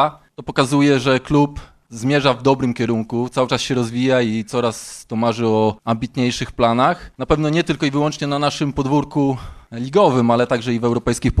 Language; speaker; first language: Polish; native; Polish